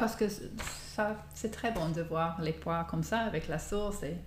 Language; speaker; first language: French; non-native, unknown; English